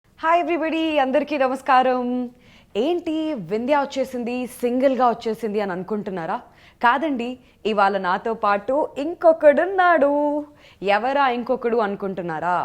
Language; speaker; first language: Telugu; native; Telugu